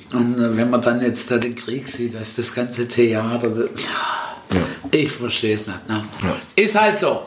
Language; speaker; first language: German; early bilingual, other home language; Italian